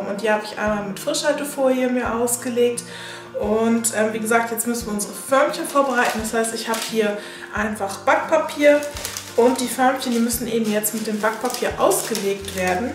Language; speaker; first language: German; native; German